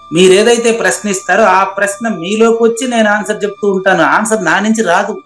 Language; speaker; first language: Telugu; native; Telugu